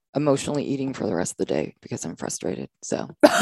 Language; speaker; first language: English; native; English